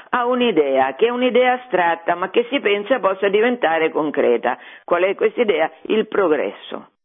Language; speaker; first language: Italian; native; Italian